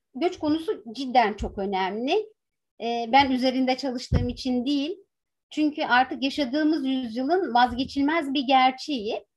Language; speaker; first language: Turkish; native; Turkish